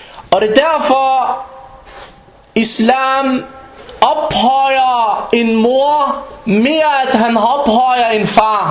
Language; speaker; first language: Danish; non-native, fluent; Arabic